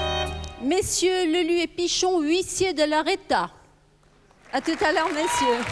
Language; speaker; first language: French; native; French